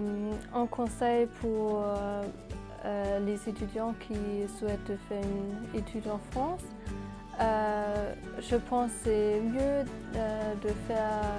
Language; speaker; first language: French; non-native, fluent; German